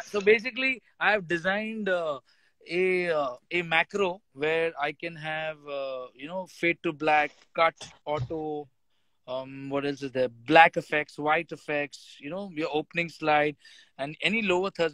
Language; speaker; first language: English; native; English